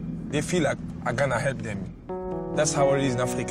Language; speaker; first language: English; non-native, fluent; Lingala